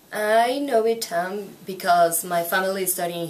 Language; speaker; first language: English; non-native, fluent; Spanish